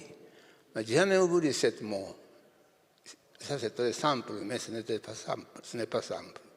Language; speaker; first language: French; non-native, learner; Japanese